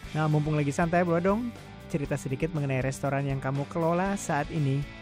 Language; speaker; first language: Indonesian; native; Indonesian